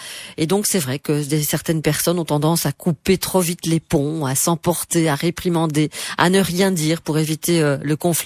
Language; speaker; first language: French; native; French